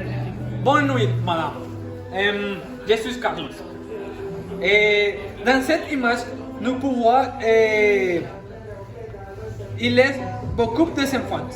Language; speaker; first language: French; non-native, learner; Spanish